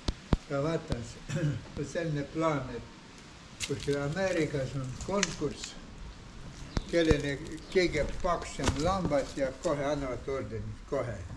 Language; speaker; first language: Estonian; non-native, learner; Ukrainian